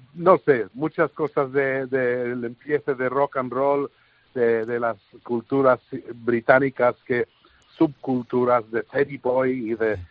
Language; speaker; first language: Spanish; early bilingual, heritage; English